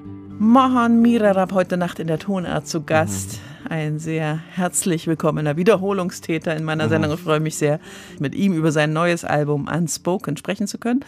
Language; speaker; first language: German; native; German